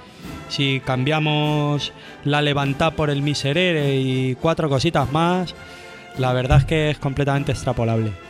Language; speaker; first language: Spanish; native; Spanish